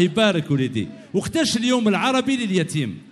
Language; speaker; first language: Arabic; native; Arabic